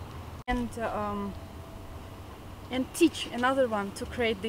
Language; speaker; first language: English; non-native, learner; Russian